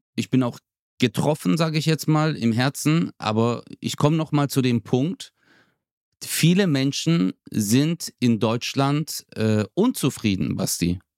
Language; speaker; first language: German; early bilingual, other home language; Turkish